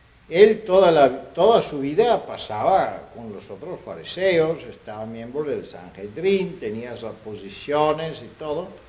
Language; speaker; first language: Spanish; non-native, fluent; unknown